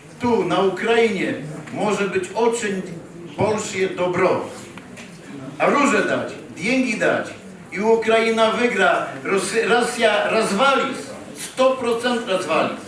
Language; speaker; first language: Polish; early bilingual, heritage; Polish